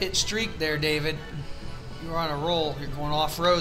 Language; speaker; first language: English; native; English